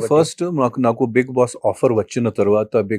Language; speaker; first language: Telugu; non-native, fluent; Hindi